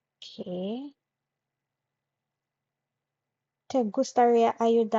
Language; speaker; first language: Spanish; non-native, fluent; English